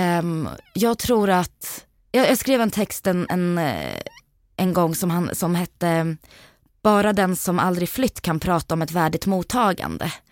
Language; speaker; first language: Swedish; early bilingual, other home language; Bosnian